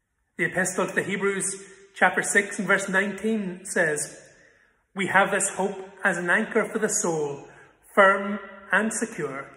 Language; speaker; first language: English; native; English